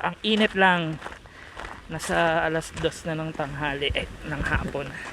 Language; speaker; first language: Filipino; native; Filipino